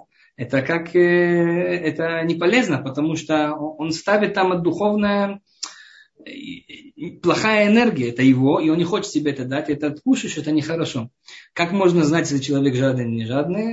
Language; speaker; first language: Russian; early bilingual, heritage; Hebrew